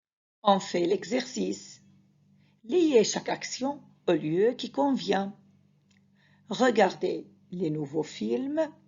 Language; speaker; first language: French; non-native, fluent; Arabic